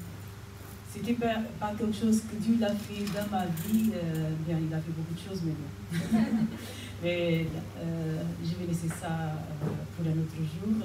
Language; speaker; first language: French; non-native, fluent; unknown